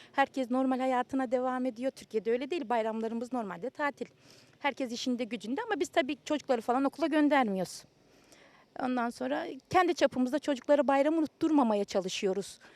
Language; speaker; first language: Turkish; native; Turkish